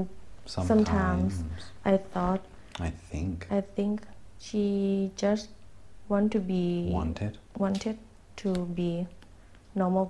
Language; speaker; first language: English; non-native, learner; Thai